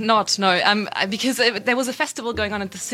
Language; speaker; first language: English; non-native, fluent; German